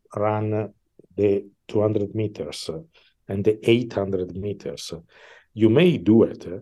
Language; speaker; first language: English; non-native, fluent; Italian